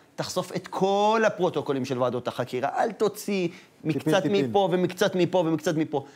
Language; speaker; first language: Hebrew; native; Hebrew